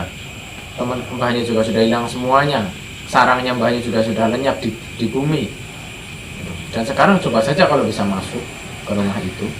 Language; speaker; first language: Indonesian; native; Indonesian